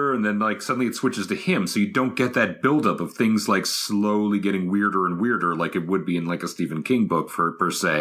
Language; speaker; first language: English; native; English